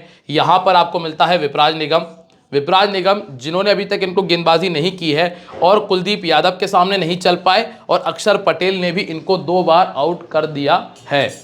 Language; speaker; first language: Hindi; native; Hindi